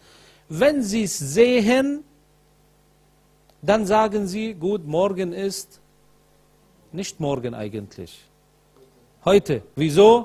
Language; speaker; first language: German; non-native, fluent; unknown